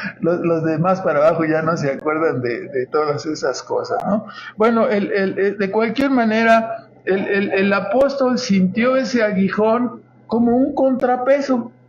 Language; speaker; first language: Spanish; native; Spanish